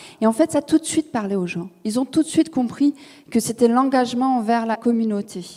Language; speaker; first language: French; native; French